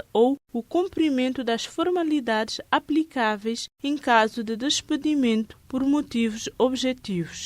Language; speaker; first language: Portuguese; non-native, local second language; Kabuverdianu